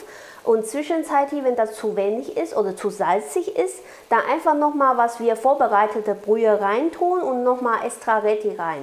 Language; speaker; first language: German; non-native, learner; Chinese